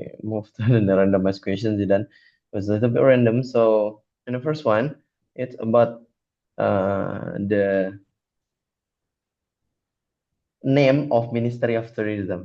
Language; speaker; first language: English; non-native, fluent; Indonesian